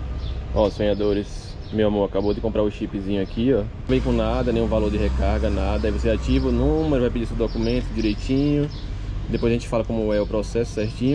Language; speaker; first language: Portuguese; native; Portuguese